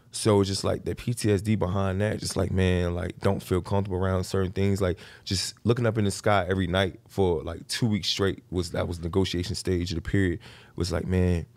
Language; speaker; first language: English; native; English